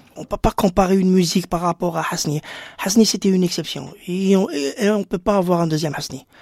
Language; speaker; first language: French; non-native, local second language; Arabic